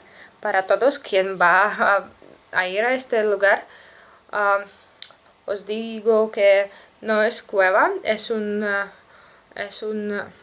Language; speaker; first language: Spanish; non-native, learner; Russian